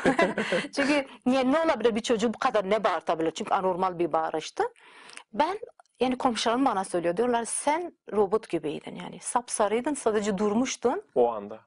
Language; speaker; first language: Turkish; native; Turkish